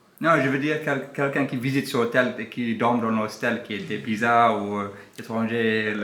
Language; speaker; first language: French; non-native, learner; English